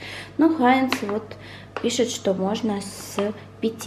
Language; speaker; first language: Russian; native; Russian